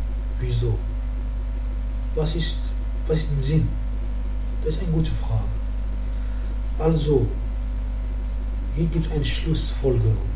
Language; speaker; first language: German; non-native, learner; Arabic